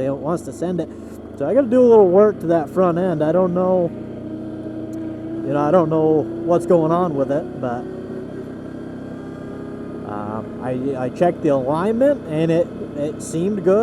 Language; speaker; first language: English; native; English